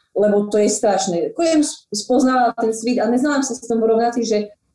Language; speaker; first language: Slovak; non-native, local second language; Rusyn